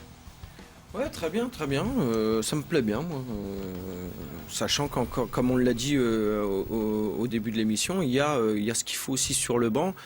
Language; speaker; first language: French; native; French